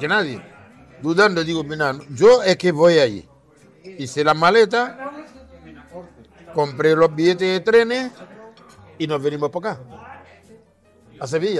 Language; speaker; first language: Spanish; non-native, fluent; Haitian Creole